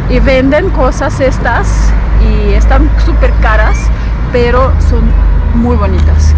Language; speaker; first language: Spanish; non-native, fluent; Russian